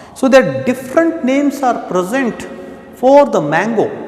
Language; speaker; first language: English; non-native, local second language; Kannada